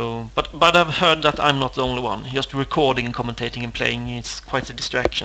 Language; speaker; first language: English; non-native, fluent; Swedish